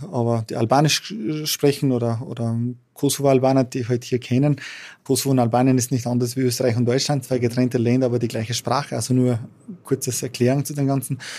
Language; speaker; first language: German; non-native, fluent; Albanian